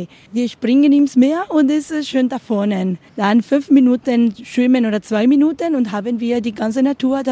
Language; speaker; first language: German; non-native, learner; Spanish